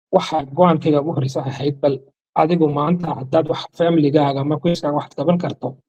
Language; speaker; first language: Somali; non-native, fluent; Urdu